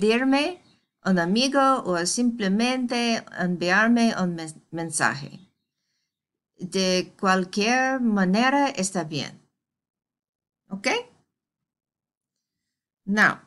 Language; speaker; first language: Spanish; non-native, fluent; English